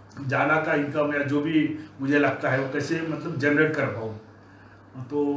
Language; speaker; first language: Hindi; non-native, local second language; Marathi